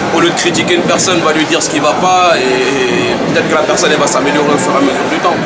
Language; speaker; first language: French; early bilingual, other home language; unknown